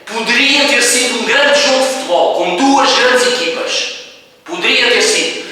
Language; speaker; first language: Portuguese; native; Portuguese